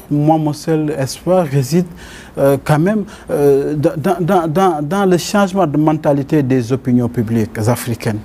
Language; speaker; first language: French; non-native, local second language; Wolof